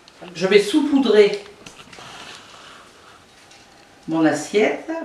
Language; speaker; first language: French; native; French